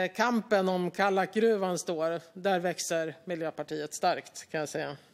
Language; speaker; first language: Swedish; native; Swedish